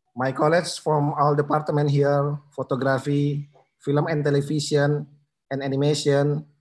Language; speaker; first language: English; non-native, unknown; Indonesian